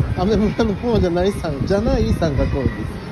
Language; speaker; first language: Japanese; native; Japanese